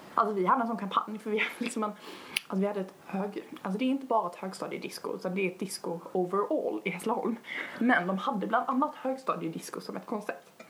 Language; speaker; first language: Swedish; native; Swedish